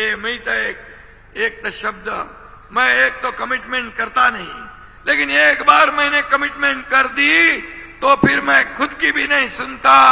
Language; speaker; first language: Hindi; non-native, local second language; Marathi